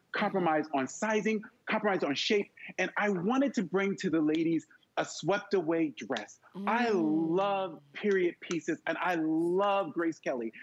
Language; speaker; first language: English; native; English